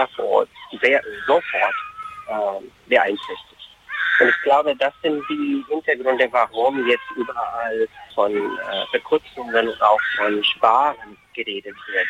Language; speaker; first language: German; non-native, fluent; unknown